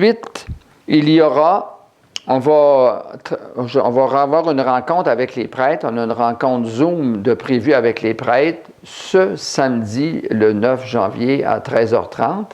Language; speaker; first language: French; native; French